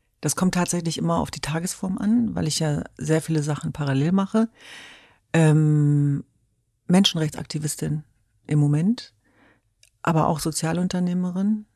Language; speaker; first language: German; early bilingual, other home language; Kurdish